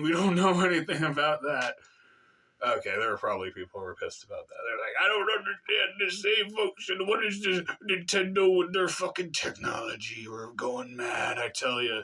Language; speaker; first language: English; native; English